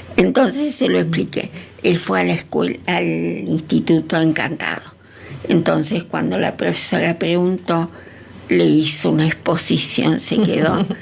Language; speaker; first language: Spanish; native; Spanish